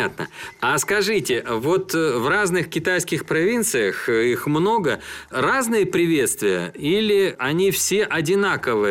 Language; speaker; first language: Russian; native; Russian